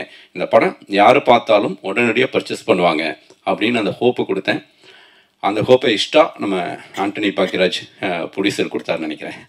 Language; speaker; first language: Tamil; native; Tamil